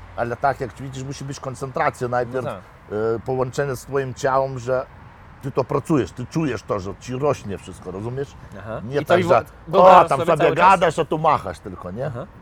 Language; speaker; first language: Polish; non-native, fluent; Lithuanian